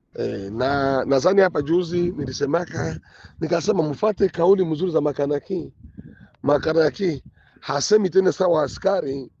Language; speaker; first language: Swahili; native; Swahili